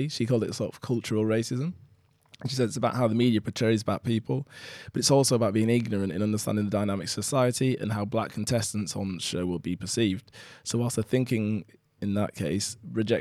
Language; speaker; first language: English; native; English